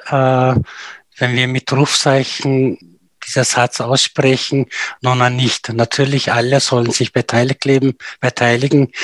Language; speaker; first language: German; non-native, fluent; Turkish